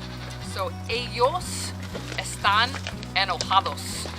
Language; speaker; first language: Spanish; non-native, fluent; English